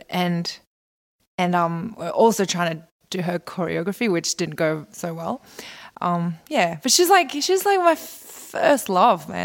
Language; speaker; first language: English; non-native, local second language; Korean